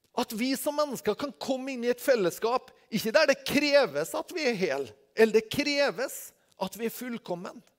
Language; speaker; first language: Norwegian; native; Norwegian